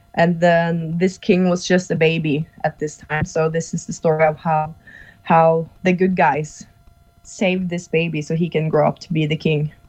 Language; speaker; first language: English; non-native, fluent; Norwegian